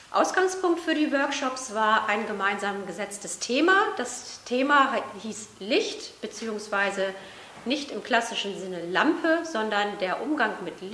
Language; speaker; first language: German; native; German